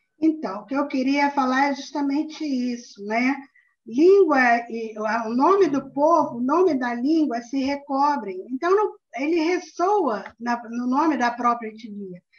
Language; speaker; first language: Portuguese; native; Portuguese